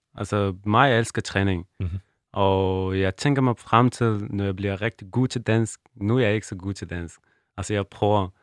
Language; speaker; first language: Danish; non-native, learner; Persian